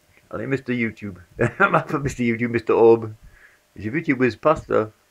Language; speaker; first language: French; non-native, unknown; English